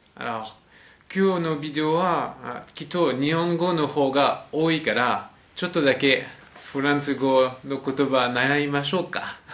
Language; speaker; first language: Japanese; non-native, fluent; French